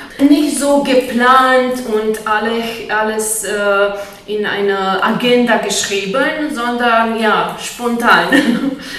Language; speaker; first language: German; non-native, learner; Romanian